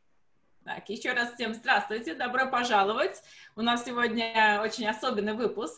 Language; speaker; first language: Russian; native; Russian